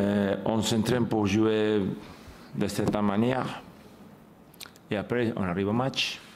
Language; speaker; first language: French; non-native, fluent; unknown